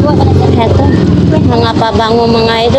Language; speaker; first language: Filipino; native; Filipino